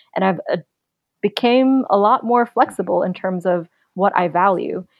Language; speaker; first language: English; native; English